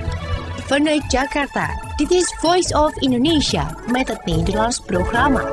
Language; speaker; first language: Dutch; non-native, fluent; Indonesian